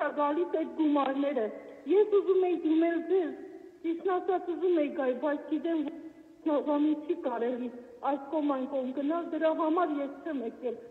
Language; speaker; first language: Armenian; native; Armenian